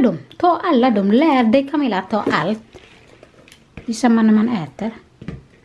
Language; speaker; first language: Swedish; non-native, learner; Cebuano